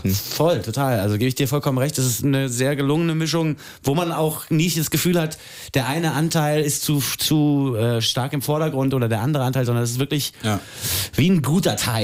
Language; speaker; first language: German; native; German